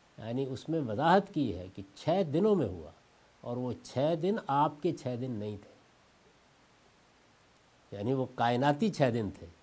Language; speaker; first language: Urdu; non-native, local second language; Punjabi